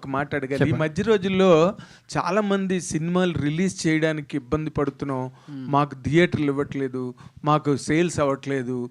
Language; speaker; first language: Telugu; native; Telugu